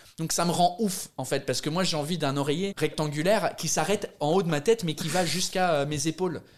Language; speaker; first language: French; non-native, fluent; English